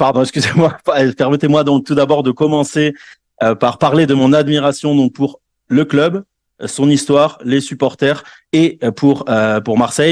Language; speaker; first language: French; non-native, fluent; Spanish